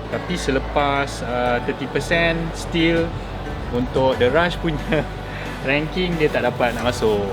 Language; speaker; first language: Malay; native; Malay